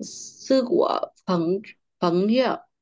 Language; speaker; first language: Chinese; non-native, learner; Vietnamese